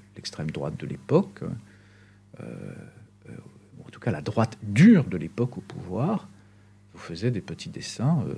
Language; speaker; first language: French; non-native, local second language; Arabic